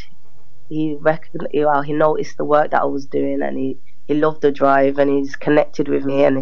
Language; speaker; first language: English; native; English